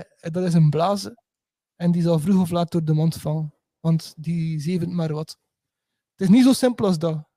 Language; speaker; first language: Dutch; native; Dutch